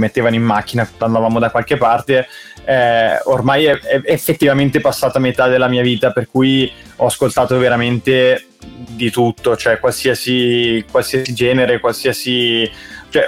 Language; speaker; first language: Italian; native; Italian